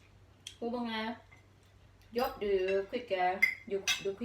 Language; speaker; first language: Swedish; non-native, learner; Thai